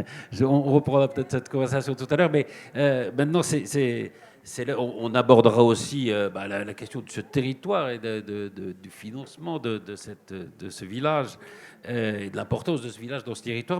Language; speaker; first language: French; native; French